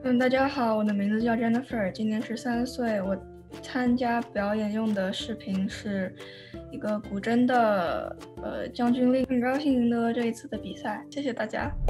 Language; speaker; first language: Chinese; early bilingual, heritage; Chinese